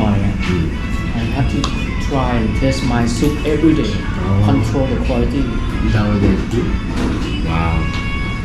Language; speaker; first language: English; non-native, learner; Thai